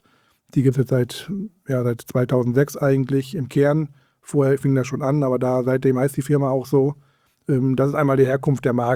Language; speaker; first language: German; native; German